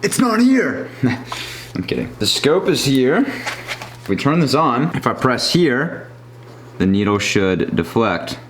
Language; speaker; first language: English; native; English